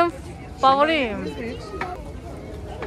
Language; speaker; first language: Turkish; non-native, learner; Spanish